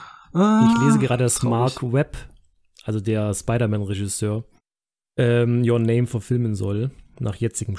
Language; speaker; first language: German; native; German